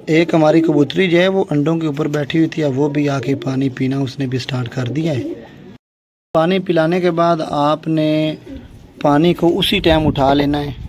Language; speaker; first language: Urdu; native; Urdu